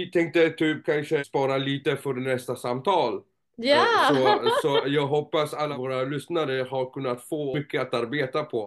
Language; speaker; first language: Swedish; non-native, fluent; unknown